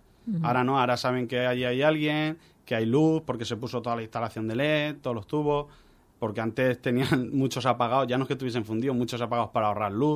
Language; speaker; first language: Spanish; native; Spanish